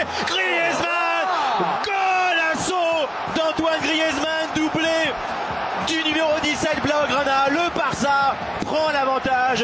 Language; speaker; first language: French; native; French